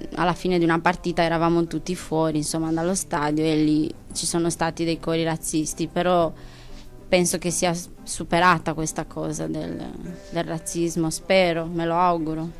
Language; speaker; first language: Italian; non-native, fluent; Romanian